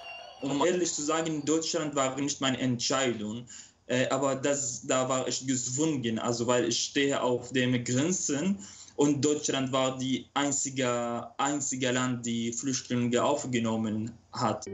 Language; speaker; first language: German; non-native, local second language; Arabic